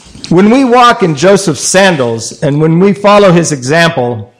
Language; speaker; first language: English; native; English